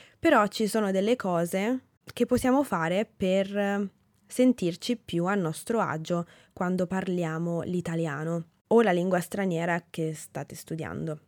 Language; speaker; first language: Italian; native; Italian